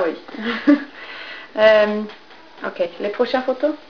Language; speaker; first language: French; non-native, fluent; English